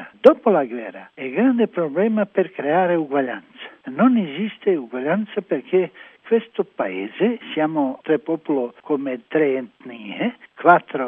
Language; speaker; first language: Italian; non-native, learner; Croatian